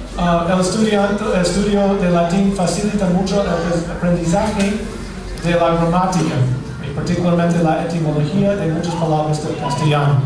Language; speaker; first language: Spanish; non-native, fluent; English